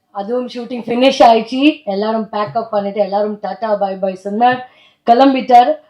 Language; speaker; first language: Tamil; non-native, learner; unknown